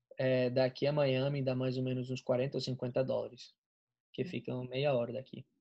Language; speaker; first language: Portuguese; non-native, fluent; Spanish